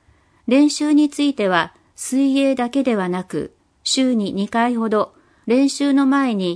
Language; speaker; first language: Japanese; non-native, fluent; English